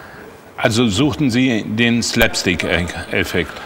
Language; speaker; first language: German; native; German